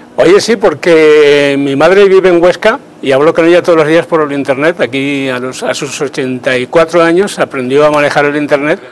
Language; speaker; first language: Spanish; native; Spanish